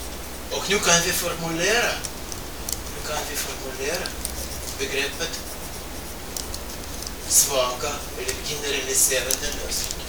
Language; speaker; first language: Swedish; non-native, fluent; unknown